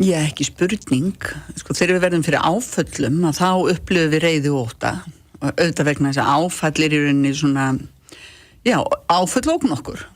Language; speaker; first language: Icelandic; native; Icelandic